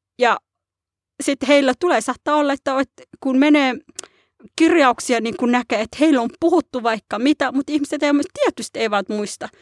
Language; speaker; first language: Finnish; early bilingual, other home language; Somali